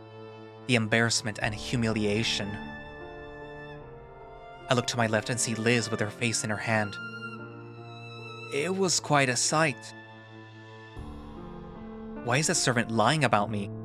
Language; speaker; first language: English; native; English